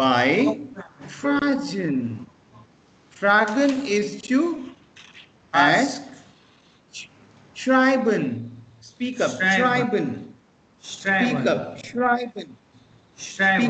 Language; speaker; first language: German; non-native, fluent; Hindi